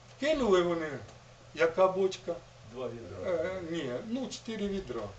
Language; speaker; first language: Ukrainian; native; Ukrainian